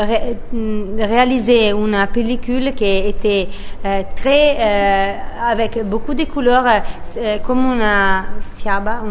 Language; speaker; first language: French; non-native, learner; Italian